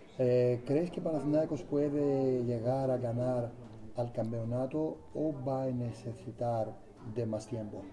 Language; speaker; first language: Spanish; non-native, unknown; Greek